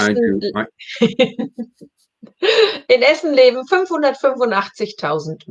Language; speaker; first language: German; non-native, learner; English